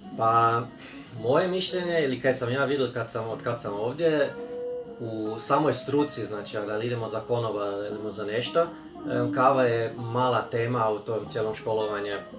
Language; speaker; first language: Croatian; early bilingual, heritage; Croatian